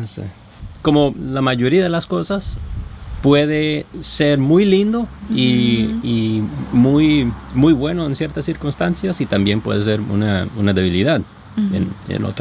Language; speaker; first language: Spanish; non-native, fluent; English